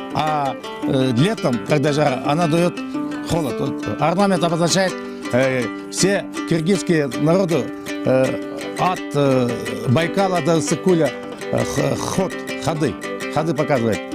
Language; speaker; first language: Russian; non-native, local second language; Kyrgyz